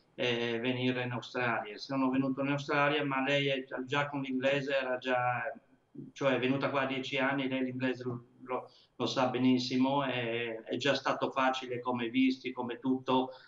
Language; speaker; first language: Italian; native; Italian